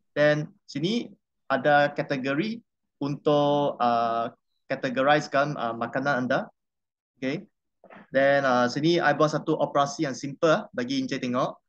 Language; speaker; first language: Malay; non-native, local second language; Chinese